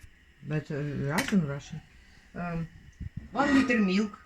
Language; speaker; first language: English; non-native, learner; Russian